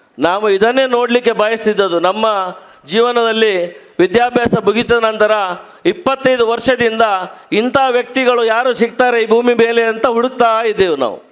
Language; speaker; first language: Kannada; non-native, local second language; Tulu